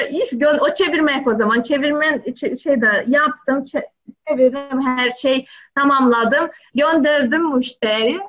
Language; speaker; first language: Turkish; non-native, learner; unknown